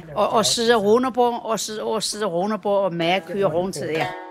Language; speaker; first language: Danish; non-native, learner; Chinese